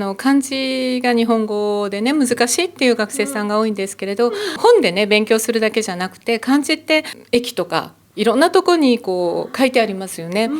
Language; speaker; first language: Japanese; native; Japanese